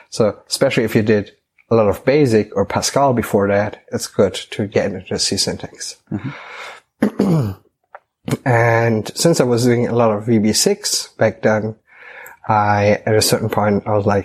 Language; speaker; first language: English; non-native, fluent; German